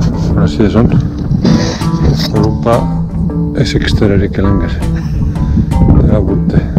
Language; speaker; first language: Norwegian; non-native, fluent; Spanish